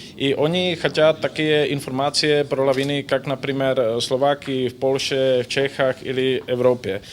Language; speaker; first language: Slovak; non-native, learner; Ukrainian